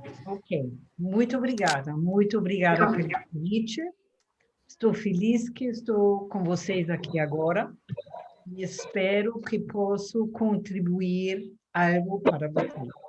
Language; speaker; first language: Portuguese; non-native, fluent; German